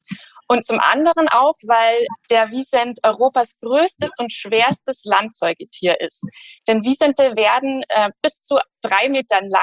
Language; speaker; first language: German; native; German